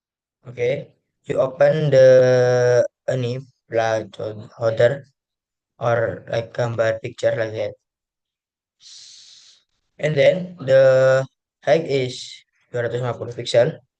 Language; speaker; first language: English; non-native, learner; Indonesian